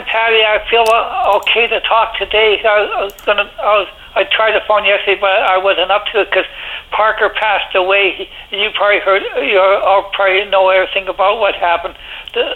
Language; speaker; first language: English; native; English